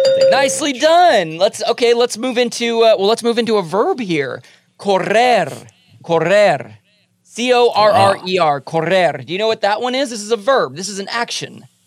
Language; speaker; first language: English; native; English